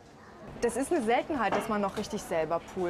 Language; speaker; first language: German; native; German